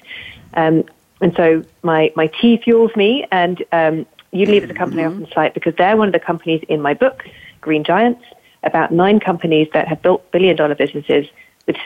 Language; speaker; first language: English; native; English